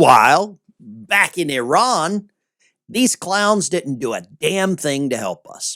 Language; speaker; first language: English; native; English